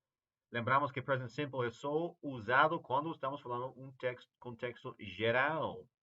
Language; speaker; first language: Portuguese; non-native, fluent; English